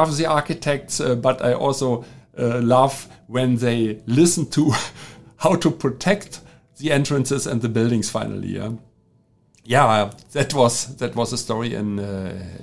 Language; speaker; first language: English; non-native, fluent; German